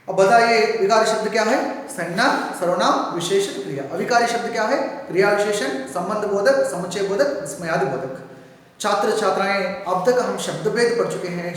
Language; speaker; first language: Hindi; non-native, local second language; Telugu